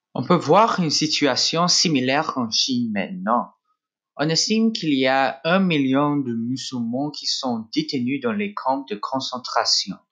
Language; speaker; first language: French; non-native, local second language; English